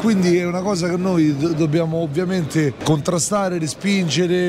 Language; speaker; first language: Italian; native; Italian